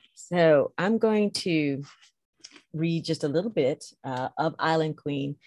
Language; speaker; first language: English; native; English